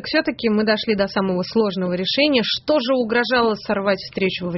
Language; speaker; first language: Russian; native; Russian